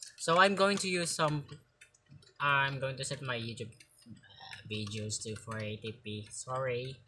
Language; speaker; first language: English; non-native, local second language; Filipino